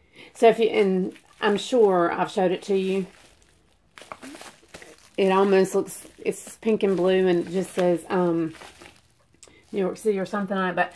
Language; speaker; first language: English; native; English